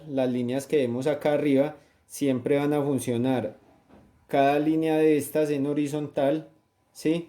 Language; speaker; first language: Spanish; native; Spanish